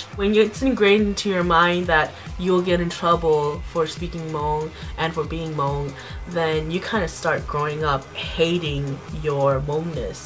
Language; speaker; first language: English; early bilingual, other home language; Hmong